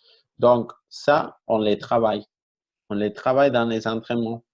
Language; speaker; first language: French; non-native, fluent; Spanish